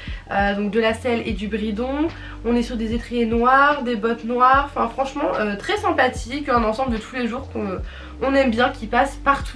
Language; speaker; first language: French; native; French